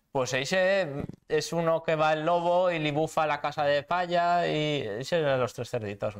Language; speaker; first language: Spanish; non-native, local second language; Catalan